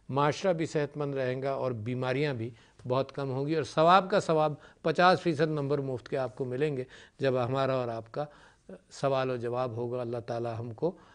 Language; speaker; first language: Urdu; native; Urdu